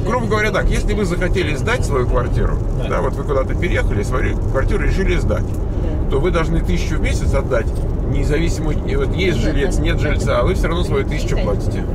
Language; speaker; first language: Russian; native; Russian